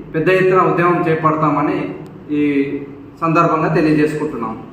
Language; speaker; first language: Telugu; native; Telugu